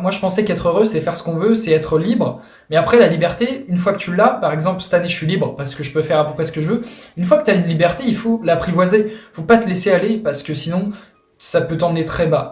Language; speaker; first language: French; native; French